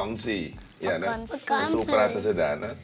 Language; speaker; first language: Dutch; native; Dutch